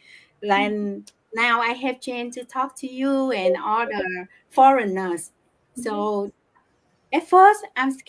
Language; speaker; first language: English; non-native, learner; Vietnamese